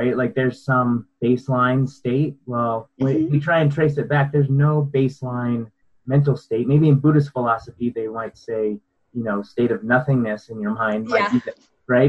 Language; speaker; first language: English; native; English